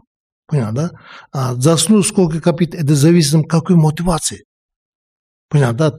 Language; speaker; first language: Russian; non-native, learner; Tibetan